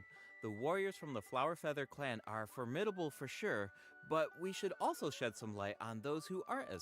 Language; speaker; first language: English; native; English